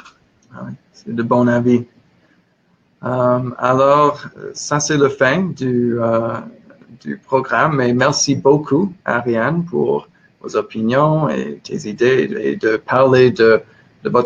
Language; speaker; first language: French; non-native, learner; English